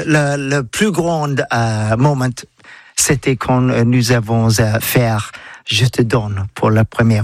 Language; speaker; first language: French; non-native, learner; English